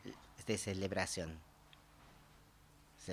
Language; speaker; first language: Spanish; non-native, learner; Tibetan